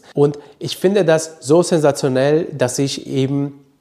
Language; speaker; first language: German; early bilingual, other home language; Romanian